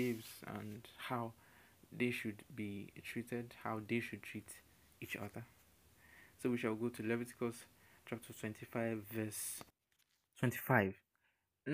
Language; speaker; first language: English; non-native, local second language; Yoruba